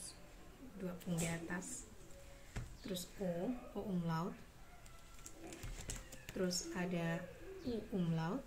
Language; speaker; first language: Indonesian; native; Indonesian